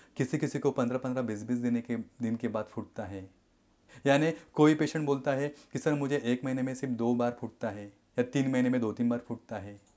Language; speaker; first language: Hindi; non-native, local second language; Marathi